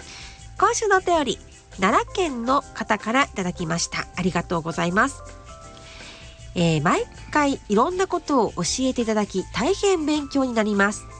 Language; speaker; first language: Japanese; native; Japanese